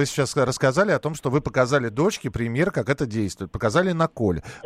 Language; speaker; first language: Russian; native; Russian